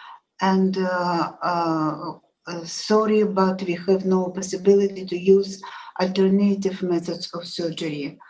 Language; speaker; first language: English; non-native, learner; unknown